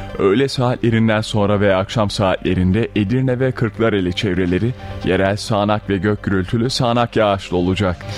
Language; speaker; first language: Turkish; native; Turkish